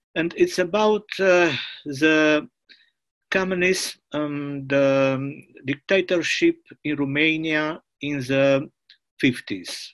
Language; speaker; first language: English; non-native, learner; Romanian